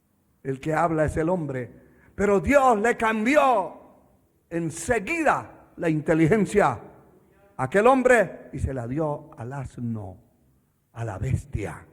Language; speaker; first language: Spanish; native; Spanish